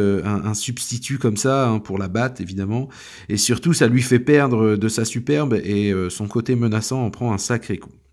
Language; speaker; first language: French; native; French